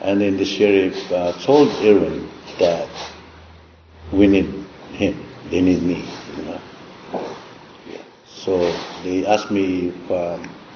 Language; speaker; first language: English; non-native, local second language; Cebuano